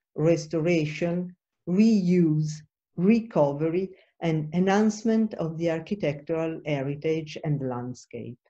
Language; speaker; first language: English; non-native, fluent; Italian